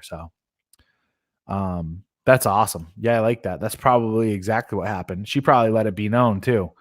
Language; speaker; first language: English; native; English